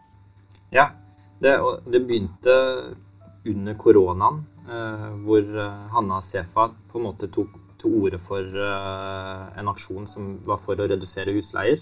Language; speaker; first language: Norwegian; native; Norwegian